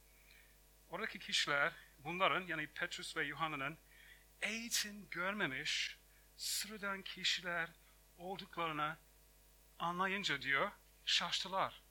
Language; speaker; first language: Turkish; non-native, fluent; English